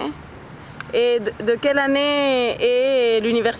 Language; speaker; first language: French; non-native, fluent; Spanish